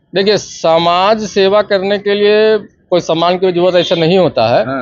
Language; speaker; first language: Hindi; native; Hindi